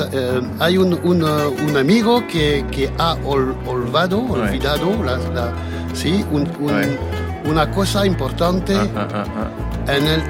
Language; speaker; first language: Spanish; non-native, learner; French